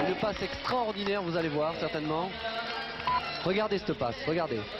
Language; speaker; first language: French; native; French